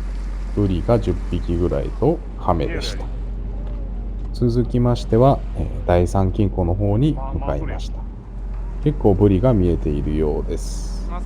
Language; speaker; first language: Japanese; native; Japanese